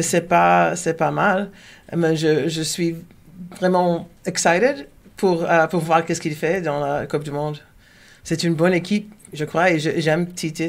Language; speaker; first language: French; non-native, learner; Portuguese